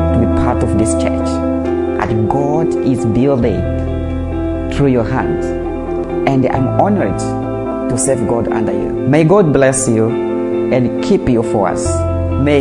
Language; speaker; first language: English; non-native, fluent; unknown